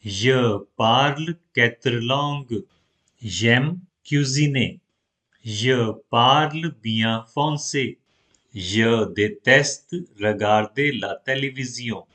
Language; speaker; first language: French; non-native, fluent; Hindi